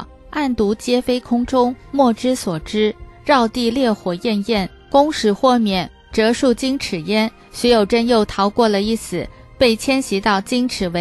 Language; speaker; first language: Chinese; native; Chinese